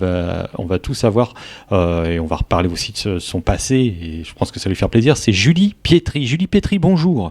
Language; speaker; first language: French; native; French